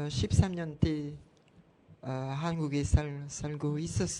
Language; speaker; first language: Korean; non-native, learner; French